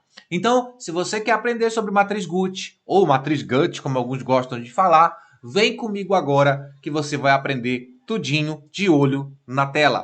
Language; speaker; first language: Portuguese; native; Portuguese